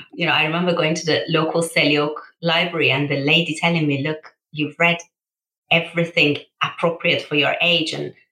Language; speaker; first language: English; early bilingual, other home language; Persian